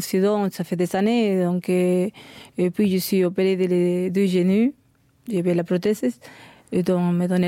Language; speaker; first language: French; non-native, fluent; Spanish